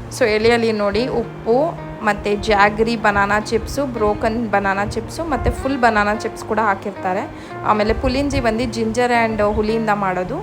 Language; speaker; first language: Kannada; non-native, local second language; Malayalam